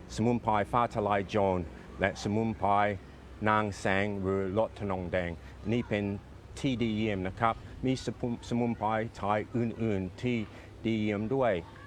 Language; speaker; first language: Thai; non-native, fluent; English